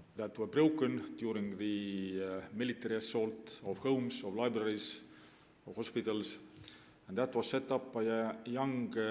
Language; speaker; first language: English; non-native, fluent; Estonian